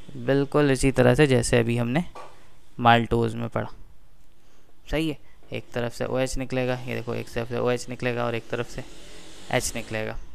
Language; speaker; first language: Urdu; native; Urdu